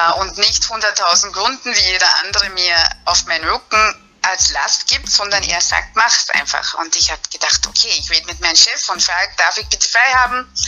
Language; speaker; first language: German; non-native, fluent; English